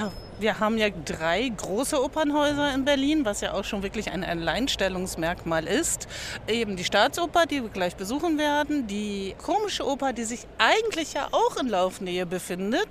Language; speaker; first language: German; native; German